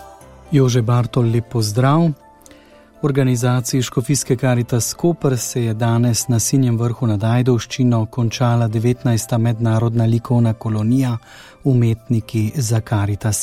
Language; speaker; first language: Slovenian; native; Slovenian